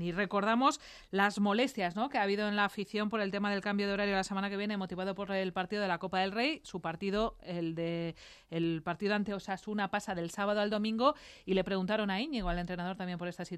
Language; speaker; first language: Spanish; native; Spanish